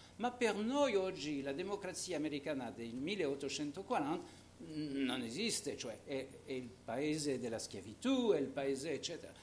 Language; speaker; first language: Italian; non-native, fluent; French